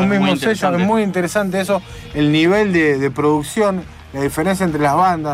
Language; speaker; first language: Spanish; native; Spanish